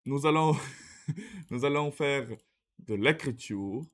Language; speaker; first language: French; non-native, learner; Russian